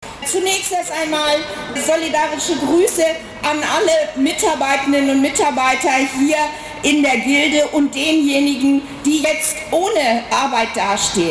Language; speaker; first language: German; native; German